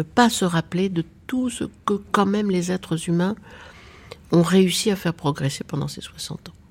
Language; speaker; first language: French; native; French